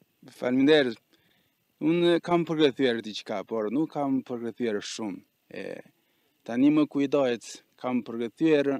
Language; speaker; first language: Albanian; non-native, fluent; Chinese